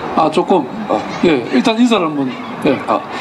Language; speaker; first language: Korean; native; Korean